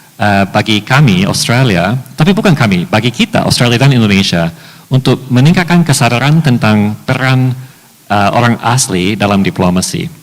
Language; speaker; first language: Indonesian; non-native, fluent; English